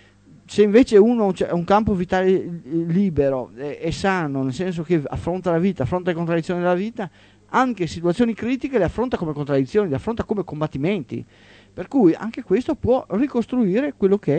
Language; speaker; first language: Italian; native; Italian